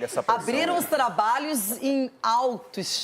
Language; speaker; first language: Portuguese; native; Portuguese